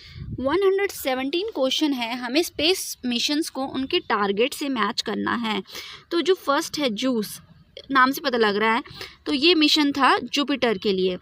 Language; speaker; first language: Hindi; native; Hindi